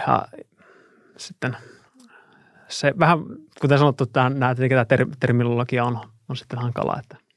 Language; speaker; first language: Finnish; non-native, fluent; Russian